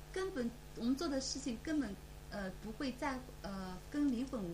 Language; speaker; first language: Chinese; native; Chinese